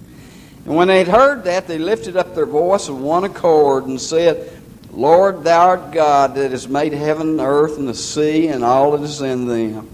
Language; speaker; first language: English; native; English